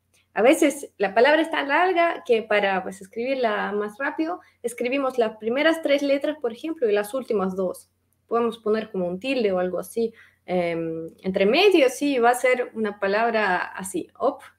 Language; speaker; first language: Spanish; non-native, fluent; Russian